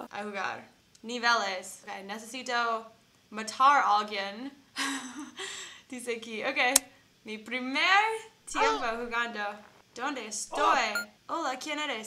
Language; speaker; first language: Spanish; non-native, learner; English